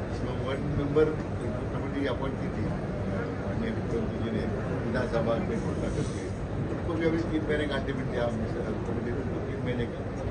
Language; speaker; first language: Hindi; non-native, local second language; Marathi